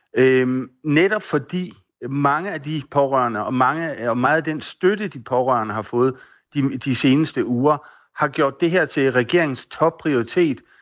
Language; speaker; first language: Danish; native; Danish